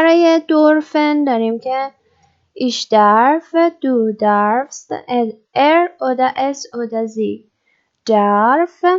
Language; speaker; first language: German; non-native, learner; Persian